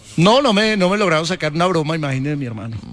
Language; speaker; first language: Spanish; native; Spanish